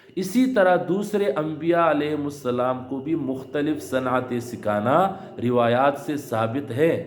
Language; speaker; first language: Urdu; non-native, local second language; Pashto